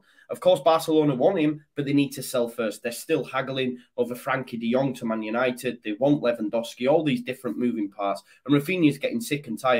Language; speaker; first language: English; native; English